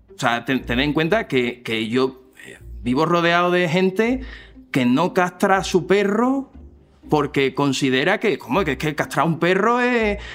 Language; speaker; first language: Spanish; native; Spanish